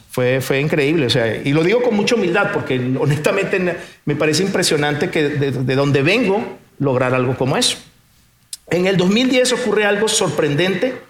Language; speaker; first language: Spanish; early bilingual, other home language; Portuguese